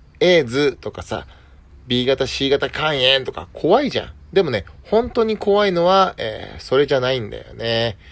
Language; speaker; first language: Japanese; native; Japanese